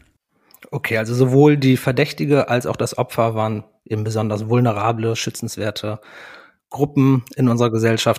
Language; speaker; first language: German; native; German